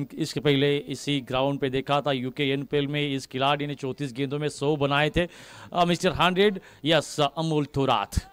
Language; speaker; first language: Hindi; non-native, local second language; Marathi